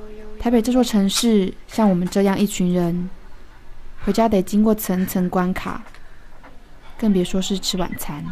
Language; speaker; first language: Chinese; native; Chinese